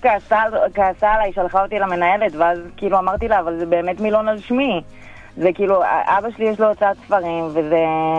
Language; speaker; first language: Hebrew; native; Hebrew